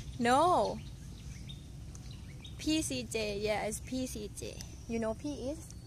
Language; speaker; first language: English; non-native, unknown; Thai